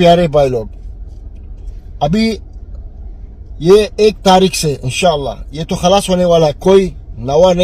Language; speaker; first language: Hindi; non-native, learner; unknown